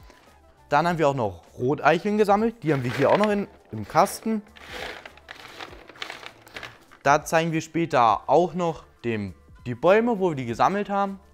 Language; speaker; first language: German; native; German